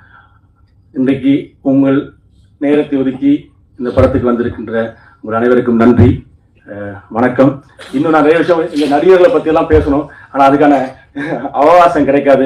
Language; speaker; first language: Tamil; native; Tamil